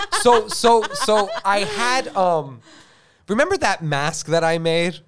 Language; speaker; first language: English; native; English